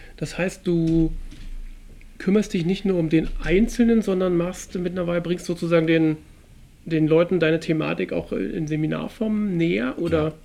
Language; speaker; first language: German; native; German